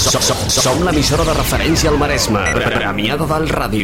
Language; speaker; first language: Catalan; native; Catalan